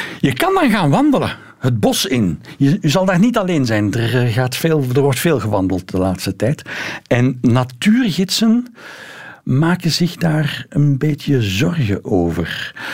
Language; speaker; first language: Dutch; native; Dutch